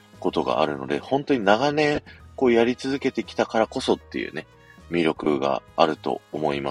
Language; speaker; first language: Japanese; native; Japanese